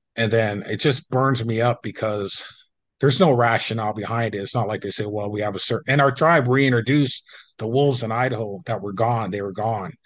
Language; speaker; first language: English; native; English